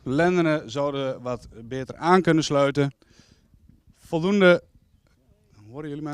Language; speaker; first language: Dutch; native; Dutch